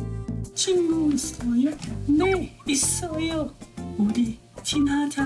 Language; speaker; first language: Korean; non-native, learner; Vietnamese